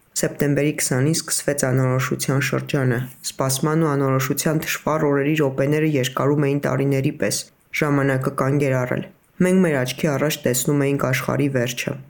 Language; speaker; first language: Armenian; native; Armenian